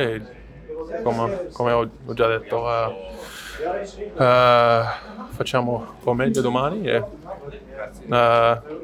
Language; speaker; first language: Italian; non-native, learner; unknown